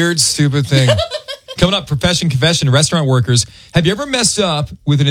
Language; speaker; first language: English; native; English